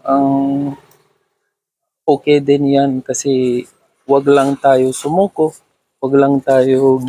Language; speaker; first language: Filipino; non-native, learner; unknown